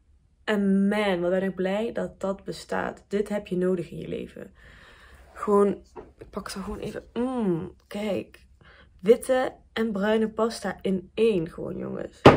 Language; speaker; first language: Dutch; native; Dutch